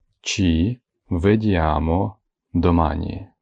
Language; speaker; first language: Italian; non-native, fluent; Ukrainian